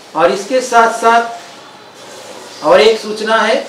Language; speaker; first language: Hindi; non-native, local second language; Telugu